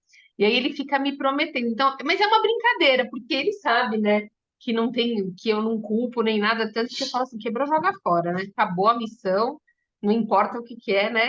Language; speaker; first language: Portuguese; native; Portuguese